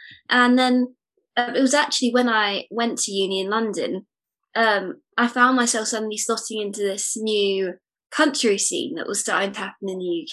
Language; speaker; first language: English; native; English